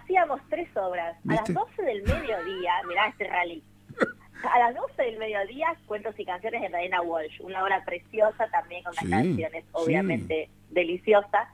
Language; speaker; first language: Spanish; native; Spanish